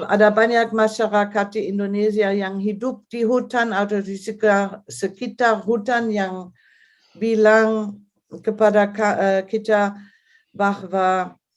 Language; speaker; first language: Indonesian; non-native, fluent; German